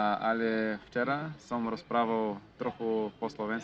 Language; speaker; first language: Slovak; non-native, learner; Portuguese